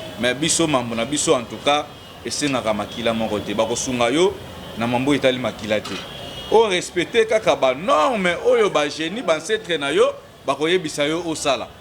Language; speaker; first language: Lingala; non-native, local second language; Kongo